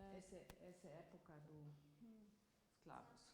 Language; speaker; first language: Portuguese; non-native, learner; German